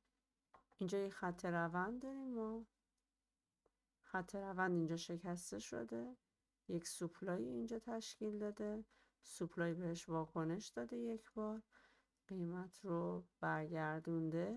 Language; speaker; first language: Persian; native; Persian